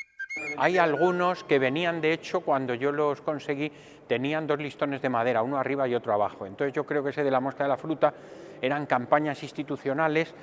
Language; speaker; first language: Spanish; native; Spanish